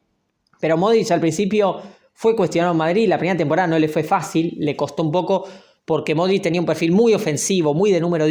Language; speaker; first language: Spanish; native; Spanish